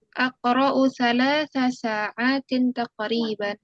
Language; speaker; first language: Arabic; non-native, fluent; Indonesian